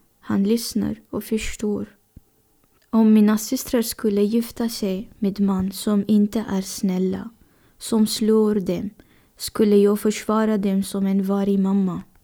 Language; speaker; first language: Swedish; non-native, fluent; Persian